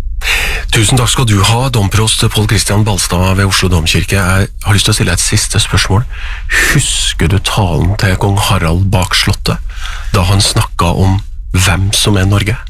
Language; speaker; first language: Norwegian; native; Norwegian